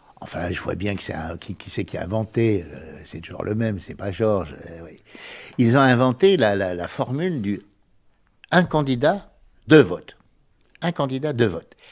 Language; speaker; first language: French; native; French